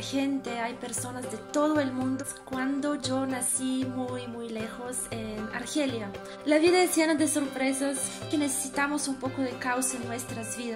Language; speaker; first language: Spanish; non-native, fluent; Bulgarian